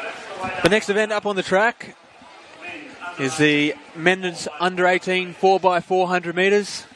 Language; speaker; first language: English; native; English